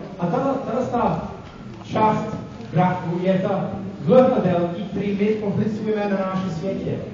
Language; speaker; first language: Czech; non-native, fluent; English